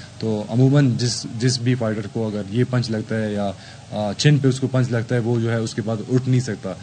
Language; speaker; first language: Urdu; non-native, local second language; Baluchi